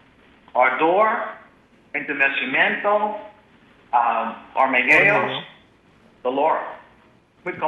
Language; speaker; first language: Spanish; non-native, learner; English